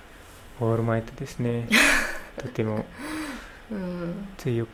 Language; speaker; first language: Japanese; non-native, learner; English